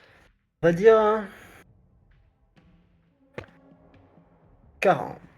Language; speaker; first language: French; native; French